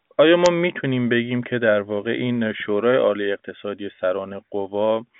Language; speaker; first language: Persian; native; Persian